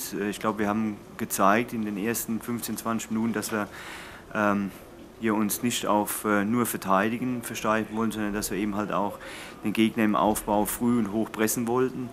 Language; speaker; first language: German; native; German